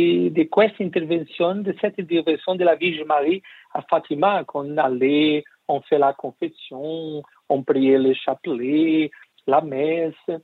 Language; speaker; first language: French; non-native, learner; Portuguese